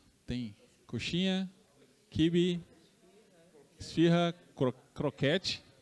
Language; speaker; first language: Portuguese; native; Portuguese